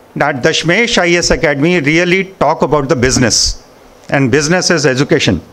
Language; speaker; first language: English; non-native, local second language; Punjabi